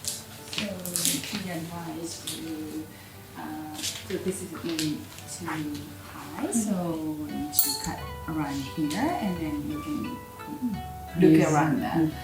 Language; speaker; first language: English; non-native, learner; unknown